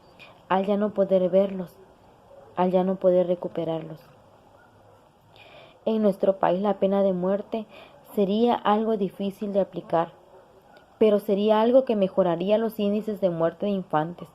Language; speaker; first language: Spanish; native; Spanish